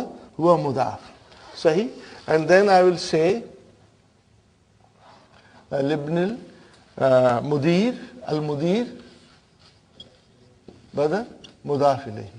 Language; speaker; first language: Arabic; non-native, fluent; Urdu